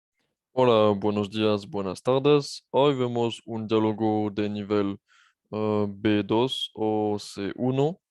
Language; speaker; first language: Spanish; non-native, learner; French